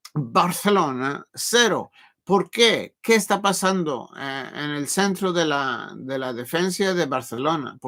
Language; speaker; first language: Spanish; non-native, learner; English